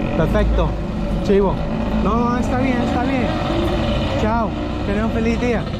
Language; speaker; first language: Spanish; non-native, learner; English